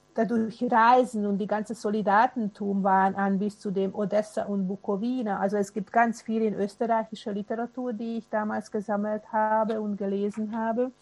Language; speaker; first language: German; non-native, fluent; Hungarian